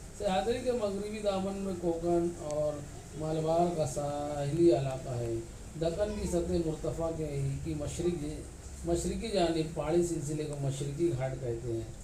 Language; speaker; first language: Urdu; native; Urdu